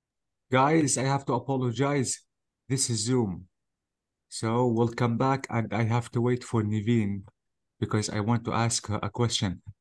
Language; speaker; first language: English; non-native, fluent; Arabic